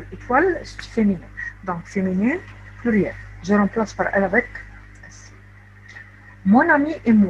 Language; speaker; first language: French; non-native, fluent; Arabic